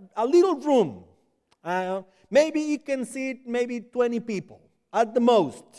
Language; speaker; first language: English; non-native, fluent; Spanish